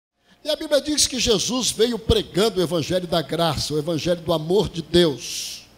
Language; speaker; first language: Portuguese; native; Portuguese